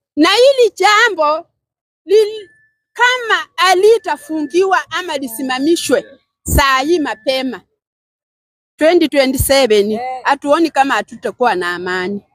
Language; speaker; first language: Swahili; non-native, local second language; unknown